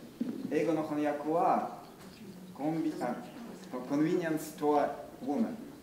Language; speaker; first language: Japanese; non-native, learner; Ukrainian